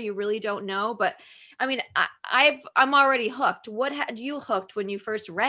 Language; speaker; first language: English; native; English